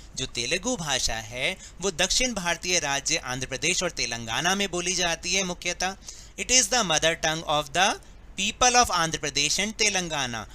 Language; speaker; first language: Hindi; native; Hindi